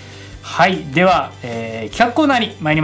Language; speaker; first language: Japanese; native; Japanese